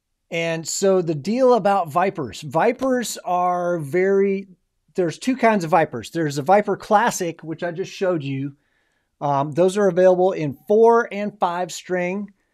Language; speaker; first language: English; native; English